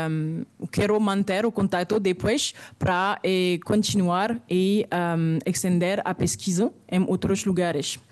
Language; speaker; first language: Portuguese; non-native, fluent; French